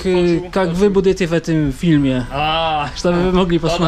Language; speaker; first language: Russian; non-native, learner; Polish